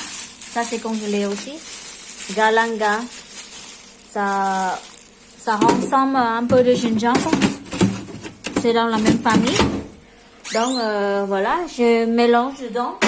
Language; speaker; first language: French; non-native, local second language; Khmer